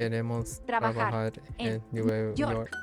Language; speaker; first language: Spanish; non-native, learner; English